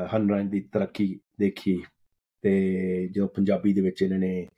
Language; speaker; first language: Punjabi; early bilingual, heritage; Punjabi